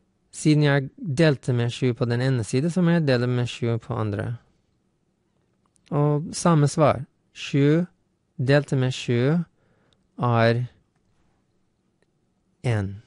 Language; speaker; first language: Norwegian; non-native, fluent; English